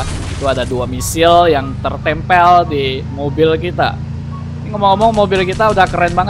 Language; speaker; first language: Indonesian; native; Indonesian